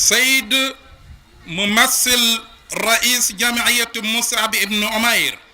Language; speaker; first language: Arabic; non-native, fluent; Wolof